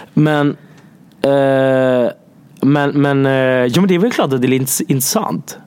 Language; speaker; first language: Swedish; native; Swedish